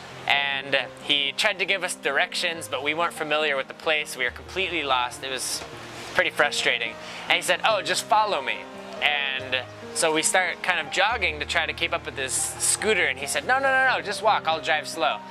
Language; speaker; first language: English; native; English